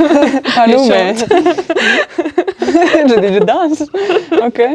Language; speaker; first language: French; non-native, fluent; Spanish